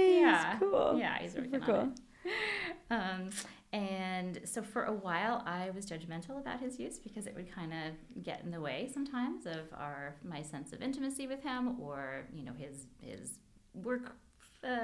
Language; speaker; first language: English; native; English